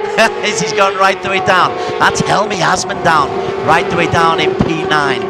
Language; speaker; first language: English; native; English